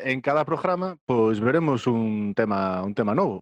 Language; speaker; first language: Spanish; non-native, local second language; Galician